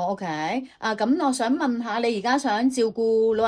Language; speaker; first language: Cantonese; native; Cantonese